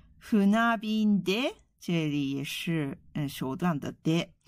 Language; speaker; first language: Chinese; non-native, fluent; Japanese